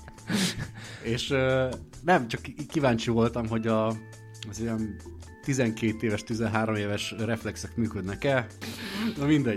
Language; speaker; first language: Hungarian; native; Hungarian